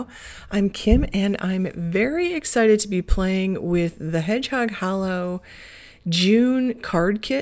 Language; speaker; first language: English; native; English